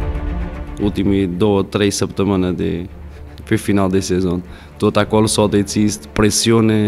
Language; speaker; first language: Romanian; non-native, fluent; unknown